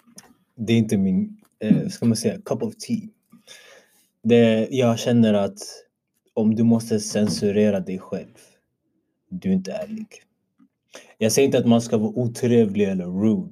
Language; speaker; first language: Swedish; early bilingual, other home language; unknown